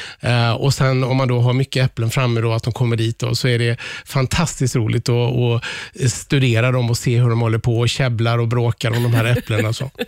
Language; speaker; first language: Swedish; native; Swedish